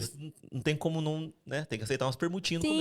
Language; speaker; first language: Portuguese; native; Portuguese